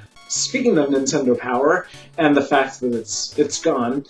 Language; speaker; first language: English; native; English